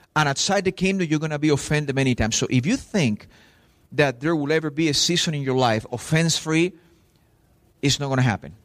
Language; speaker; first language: English; non-native, fluent; Spanish